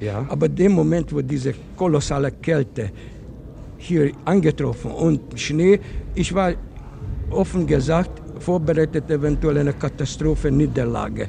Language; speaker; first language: German; non-native, fluent; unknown